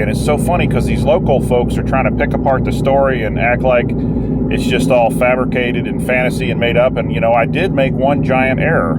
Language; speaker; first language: English; native; English